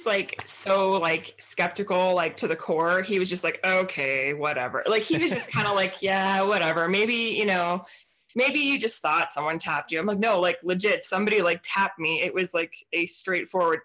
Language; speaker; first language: English; native; English